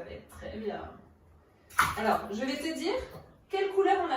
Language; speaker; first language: French; native; French